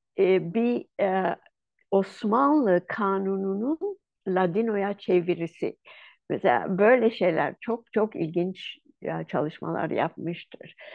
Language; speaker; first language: Turkish; non-native, local second language; Ladino